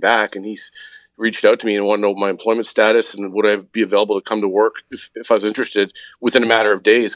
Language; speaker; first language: English; native; English